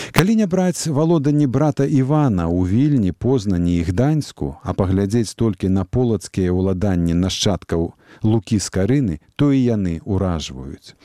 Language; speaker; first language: Belarusian; native; Belarusian